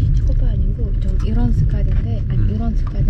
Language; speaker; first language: Korean; non-native, fluent; Russian